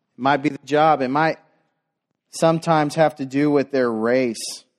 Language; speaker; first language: English; native; English